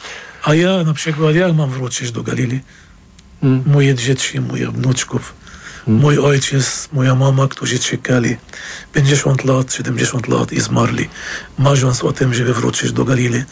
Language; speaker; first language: Polish; non-native, fluent; Arabic